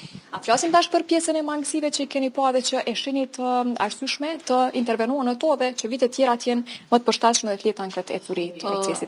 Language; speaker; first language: Albanian; native; Albanian